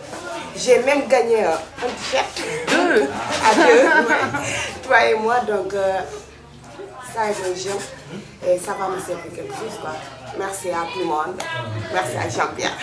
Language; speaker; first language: French; non-native, local second language; Wolof